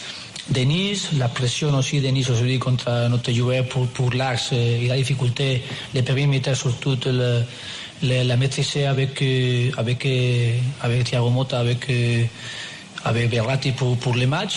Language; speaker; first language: French; non-native, learner; Spanish